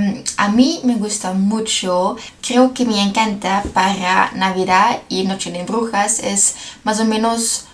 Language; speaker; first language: Spanish; non-native, learner; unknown